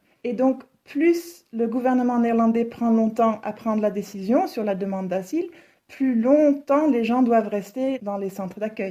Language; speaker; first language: French; non-native, fluent; Dutch